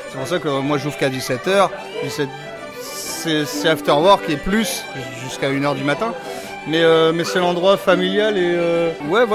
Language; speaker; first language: French; native; French